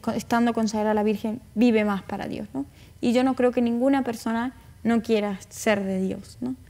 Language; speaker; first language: Spanish; native; Spanish